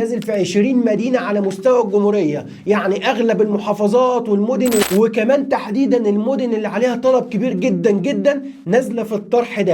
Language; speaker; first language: Arabic; native; Arabic